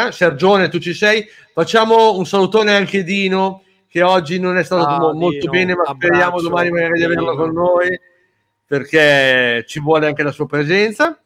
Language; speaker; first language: Italian; native; Italian